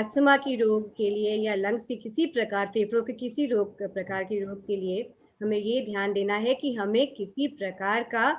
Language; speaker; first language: Hindi; native; Hindi